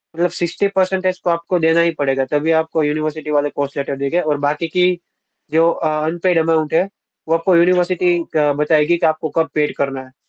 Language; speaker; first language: Hindi; non-native, local second language; Gujarati